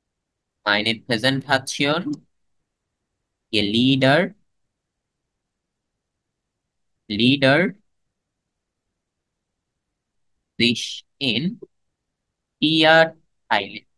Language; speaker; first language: German; non-native, fluent; Bangla